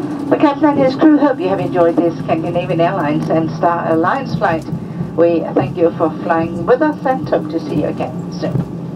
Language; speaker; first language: English; non-native, fluent; Danish